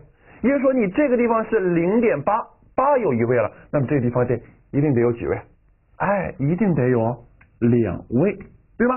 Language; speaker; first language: Chinese; native; Chinese